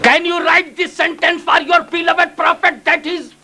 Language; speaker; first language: English; non-native, local second language; Urdu